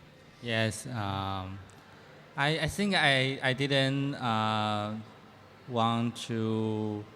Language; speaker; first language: English; non-native, fluent; Chinese